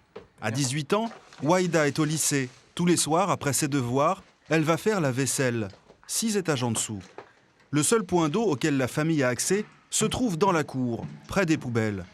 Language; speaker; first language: French; native; French